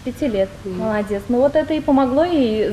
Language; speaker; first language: Russian; native; Russian